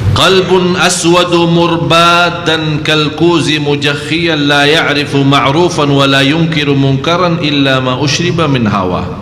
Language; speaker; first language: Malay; non-native, fluent; Arabic